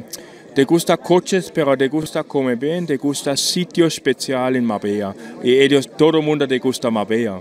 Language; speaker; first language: Spanish; non-native, learner; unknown